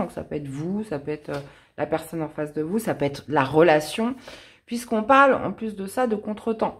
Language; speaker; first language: French; native; French